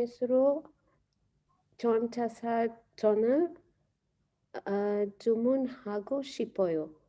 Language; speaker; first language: Korean; non-native, learner; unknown